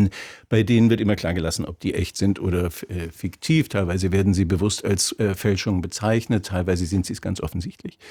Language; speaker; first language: German; native; German